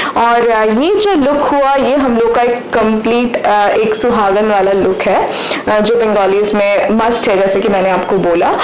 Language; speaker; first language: Hindi; non-native, local second language; Bangla